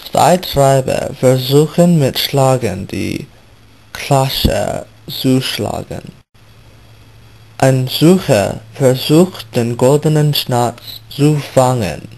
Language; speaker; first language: German; non-native, learner; English